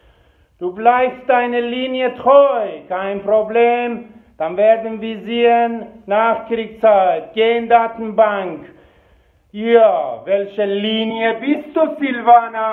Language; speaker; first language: German; non-native, fluent; Persian